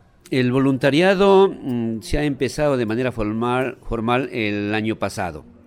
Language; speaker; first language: Spanish; native; Spanish